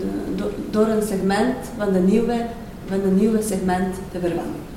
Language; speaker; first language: Dutch; non-native, fluent; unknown